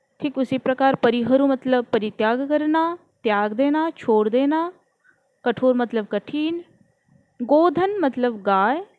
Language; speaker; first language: Hindi; non-native, local second language; Odia